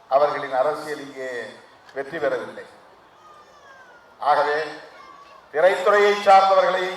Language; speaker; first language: Tamil; native; Tamil